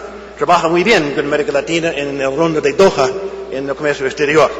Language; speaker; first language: Spanish; non-native, fluent; English